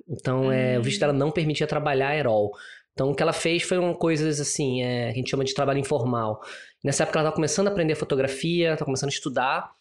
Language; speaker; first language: Portuguese; native; Portuguese